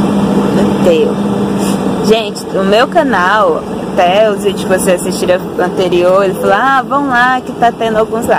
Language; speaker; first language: Portuguese; native; Portuguese